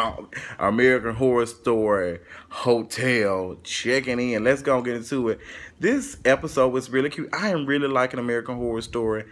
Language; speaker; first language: English; native; English